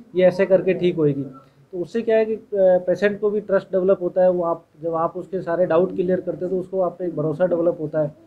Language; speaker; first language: Hindi; native; Hindi